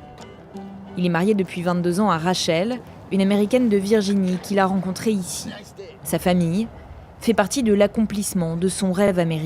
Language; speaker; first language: French; native; French